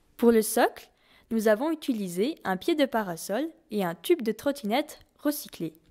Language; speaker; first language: French; native; French